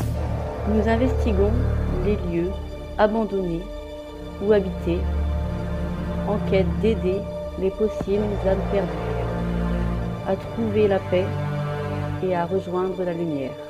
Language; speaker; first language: French; native; French